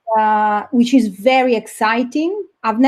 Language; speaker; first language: English; non-native, fluent; Italian